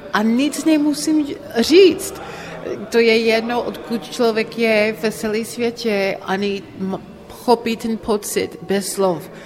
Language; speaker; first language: Czech; non-native, learner; English